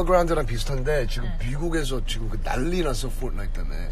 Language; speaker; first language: Korean; early bilingual, heritage; Korean